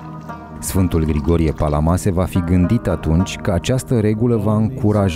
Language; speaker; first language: Romanian; native; Romanian